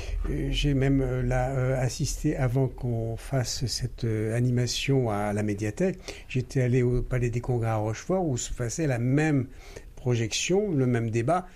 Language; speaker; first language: French; native; French